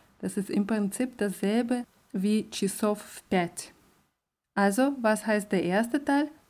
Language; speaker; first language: German; non-native, fluent; Russian